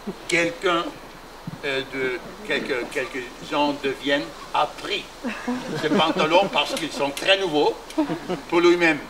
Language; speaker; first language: French; non-native, learner; German